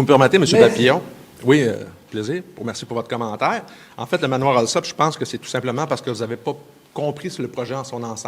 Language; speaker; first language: French; native; French